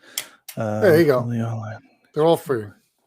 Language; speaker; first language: English; native; English